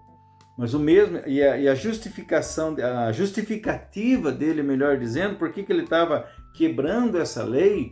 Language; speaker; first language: Portuguese; native; Portuguese